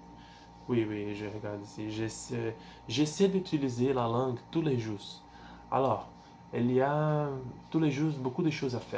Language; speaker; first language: French; non-native, learner; Portuguese